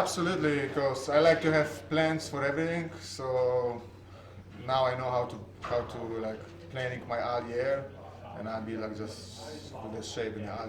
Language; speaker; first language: English; non-native, fluent; Polish